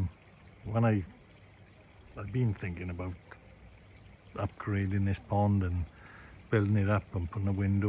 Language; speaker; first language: English; native; English